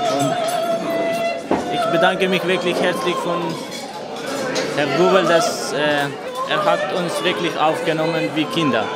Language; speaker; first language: German; non-native, learner; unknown